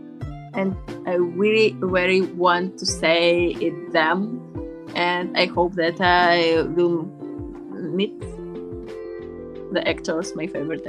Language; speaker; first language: English; non-native, learner; Russian